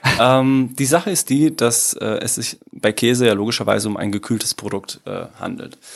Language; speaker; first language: German; early bilingual, other home language; Italian